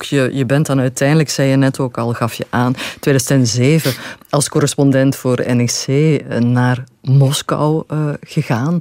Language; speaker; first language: Dutch; native; Dutch